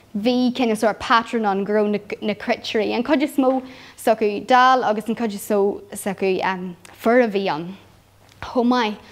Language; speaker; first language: Irish; non-native, local second language; English